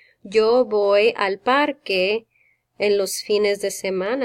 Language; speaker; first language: Spanish; non-native, fluent; English